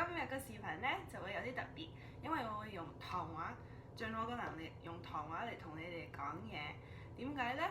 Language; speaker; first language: Cantonese; early bilingual, heritage; Cantonese